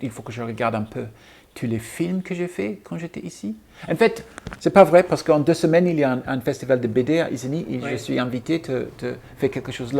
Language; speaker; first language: French; non-native, fluent; English